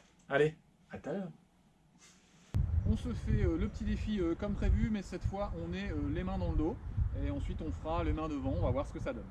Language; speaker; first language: French; native; French